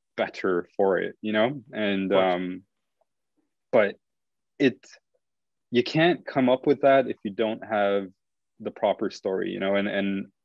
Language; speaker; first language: English; native; English